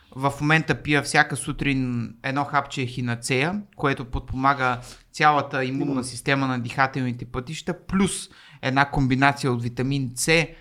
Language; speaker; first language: Bulgarian; native; Bulgarian